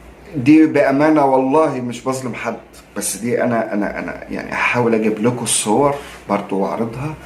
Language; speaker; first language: Arabic; native; Arabic